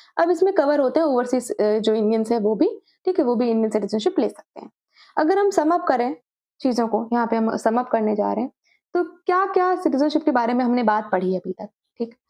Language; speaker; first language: Hindi; native; Hindi